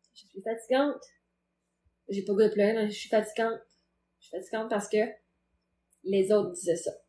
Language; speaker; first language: French; native; French